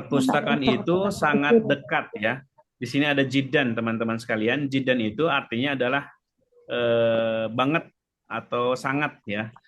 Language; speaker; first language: Indonesian; native; Indonesian